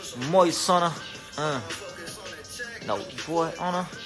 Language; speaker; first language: English; early bilingual, other home language; Korean